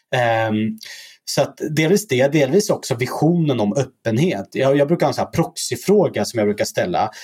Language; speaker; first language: Swedish; early bilingual, other home language; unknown